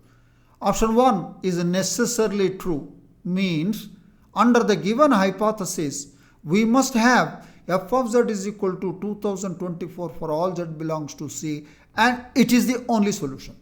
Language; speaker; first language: English; non-native, local second language; Telugu